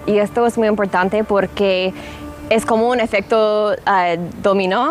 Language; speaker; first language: Spanish; early bilingual, heritage; Spanish